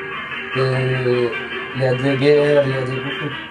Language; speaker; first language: French; non-native, local second language; Arabic